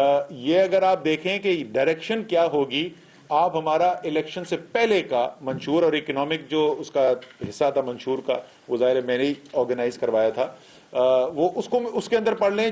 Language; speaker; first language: Urdu; native; Urdu